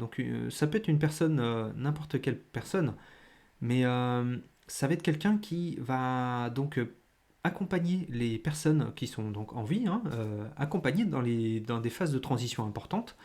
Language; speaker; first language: French; native; French